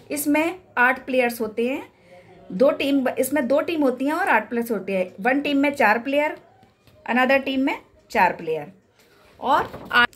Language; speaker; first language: Hindi; native; Hindi